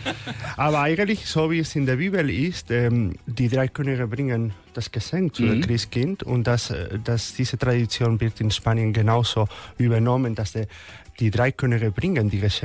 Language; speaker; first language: German; non-native, fluent; Spanish